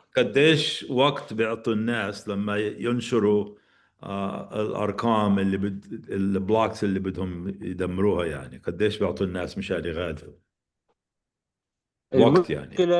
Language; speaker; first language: Arabic; native; Arabic